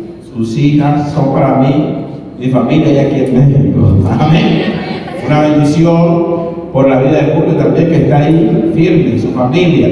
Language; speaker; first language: Spanish; native; Spanish